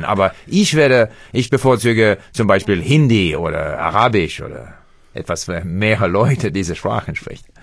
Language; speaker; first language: German; non-native, learner; English